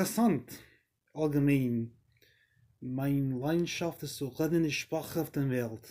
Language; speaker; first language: German; non-native, learner; English